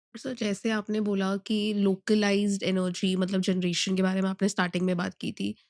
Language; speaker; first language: Hindi; native; Hindi